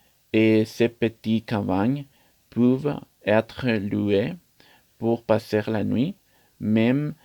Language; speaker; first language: French; non-native, learner; Spanish